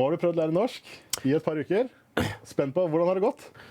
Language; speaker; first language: Norwegian; native; Norwegian